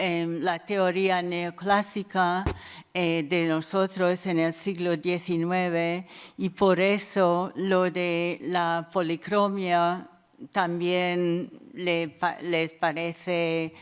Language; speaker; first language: Spanish; non-native, fluent; English